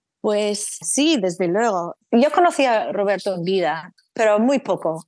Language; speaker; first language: Spanish; non-native, fluent; English